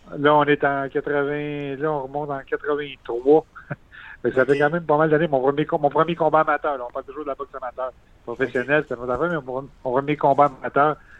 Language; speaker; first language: French; native; French